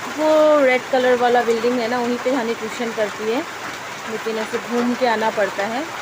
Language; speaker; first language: Hindi; non-native, local second language; Bangla